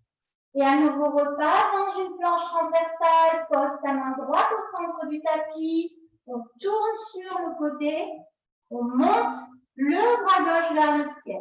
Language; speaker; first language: French; native; French